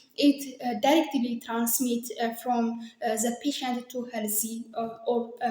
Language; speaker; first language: English; non-native, local second language; Amharic